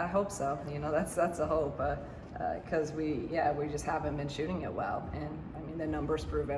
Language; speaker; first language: English; native; English